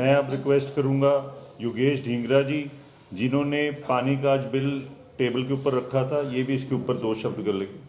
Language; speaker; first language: Hindi; non-native, local second language; Punjabi